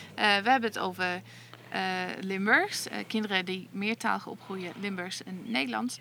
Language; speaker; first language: Dutch; non-native, fluent; English